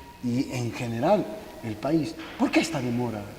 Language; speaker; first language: Spanish; native; Spanish